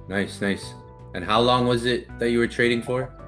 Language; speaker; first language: English; native; English